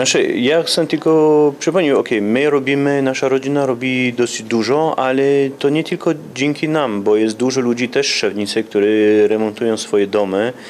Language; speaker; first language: Polish; early bilingual, heritage; Polish